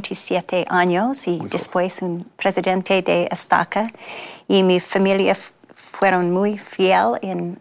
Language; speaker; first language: Spanish; non-native, fluent; English